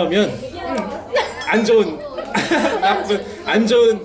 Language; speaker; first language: Korean; non-native, fluent; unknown